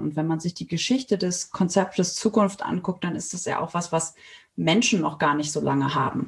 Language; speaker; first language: German; native; German